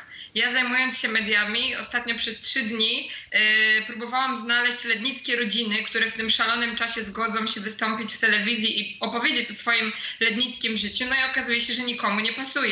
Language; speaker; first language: Polish; native; Polish